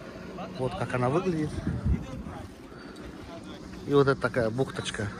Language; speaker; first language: Russian; native; Russian